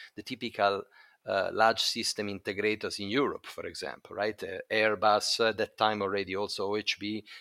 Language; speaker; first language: English; non-native, fluent; Italian